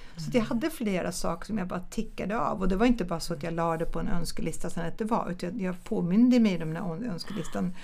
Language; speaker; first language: Swedish; early bilingual, other home language; German